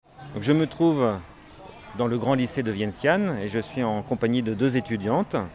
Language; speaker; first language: French; native; French